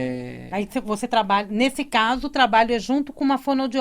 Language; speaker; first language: Portuguese; native; Portuguese